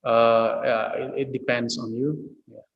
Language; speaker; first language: English; non-native, learner; Indonesian